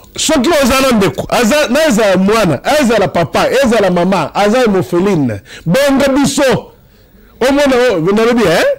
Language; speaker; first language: Lingala; non-native, local second language; Luba-Lulua